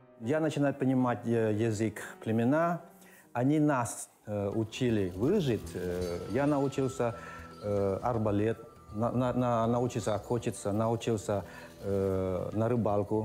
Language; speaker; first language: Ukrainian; non-native, learner; Khmer